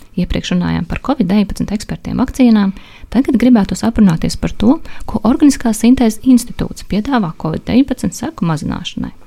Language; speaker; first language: Latvian; native; Latvian